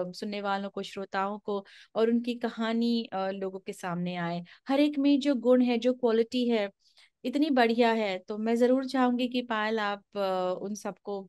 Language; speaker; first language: Hindi; non-native, local second language; Marathi